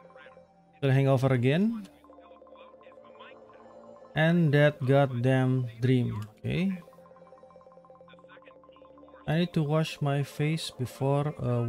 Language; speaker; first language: English; non-native, learner; Indonesian